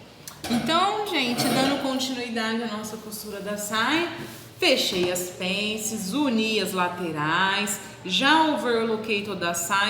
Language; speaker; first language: Portuguese; native; Portuguese